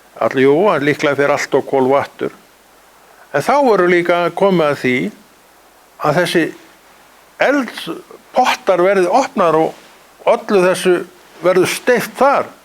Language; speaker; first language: Icelandic; native; Icelandic